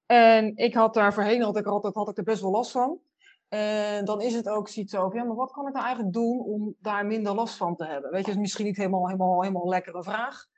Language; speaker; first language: Dutch; native; Dutch